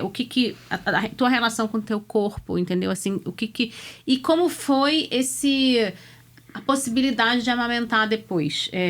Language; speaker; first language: Portuguese; native; Portuguese